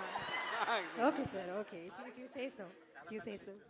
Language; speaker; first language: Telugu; non-native, learner; Malayalam